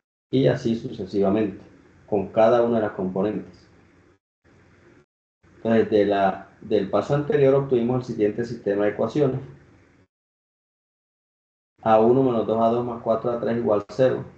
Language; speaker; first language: Spanish; native; Spanish